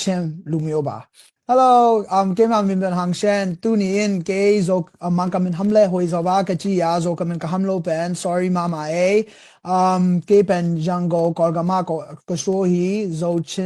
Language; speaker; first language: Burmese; non-native, learner; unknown